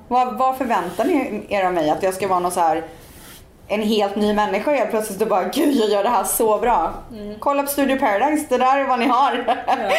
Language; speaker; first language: Swedish; native; Swedish